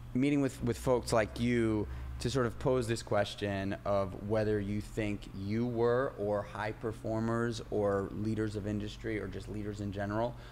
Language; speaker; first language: English; native; English